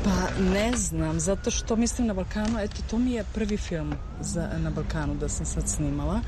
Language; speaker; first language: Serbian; early bilingual, heritage; Romany